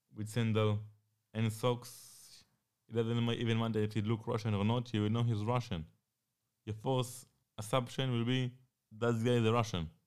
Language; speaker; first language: English; non-native, fluent; Hebrew